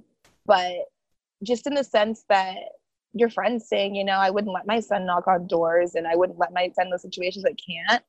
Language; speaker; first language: English; early bilingual, other home language; Haitian Creole